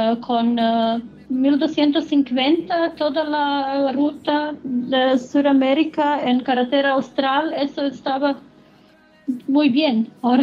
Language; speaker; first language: Spanish; non-native, learner; German